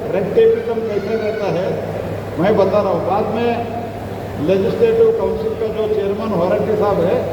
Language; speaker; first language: Hindi; non-native, local second language; Kannada